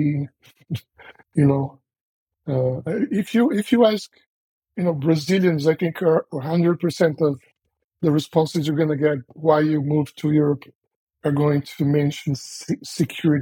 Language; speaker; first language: English; non-native, fluent; Portuguese